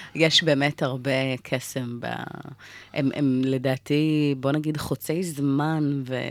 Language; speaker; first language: Hebrew; native; Hebrew